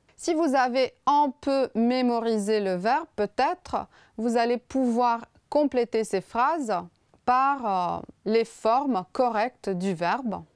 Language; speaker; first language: French; non-native, fluent; Romanian